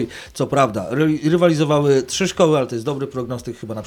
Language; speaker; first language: Polish; native; Polish